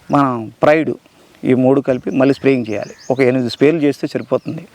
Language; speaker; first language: Telugu; native; Telugu